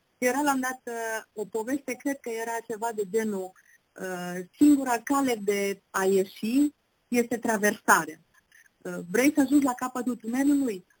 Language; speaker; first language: Romanian; native; Romanian